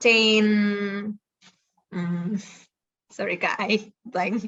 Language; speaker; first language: English; non-native, fluent; Indonesian